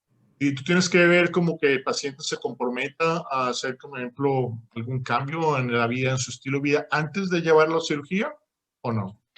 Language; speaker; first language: Spanish; native; Spanish